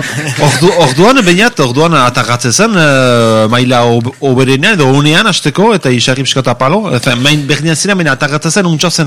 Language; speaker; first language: Basque; native; Basque